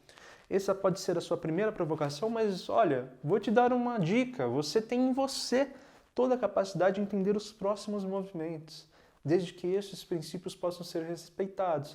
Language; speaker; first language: Portuguese; native; Portuguese